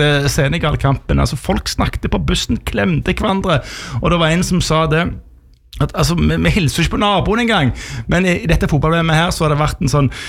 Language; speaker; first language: Norwegian; native; Norwegian